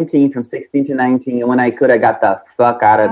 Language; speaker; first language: English; non-native, fluent; Portuguese